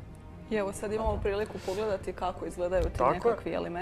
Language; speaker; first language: Croatian; native; Croatian